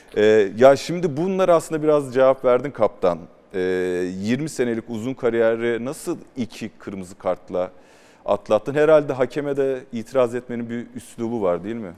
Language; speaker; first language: Turkish; native; Turkish